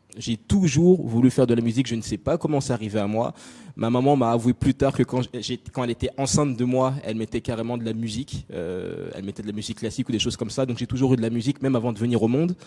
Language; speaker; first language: French; native; French